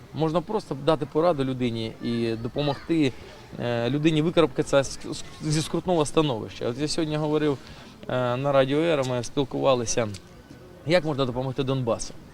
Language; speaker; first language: Ukrainian; non-native, local second language; Russian